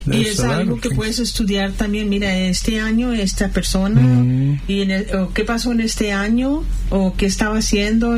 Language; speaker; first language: Spanish; early bilingual, heritage; Spanish